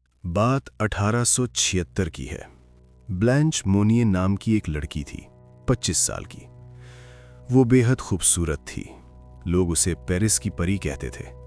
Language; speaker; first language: Hindi; native; Hindi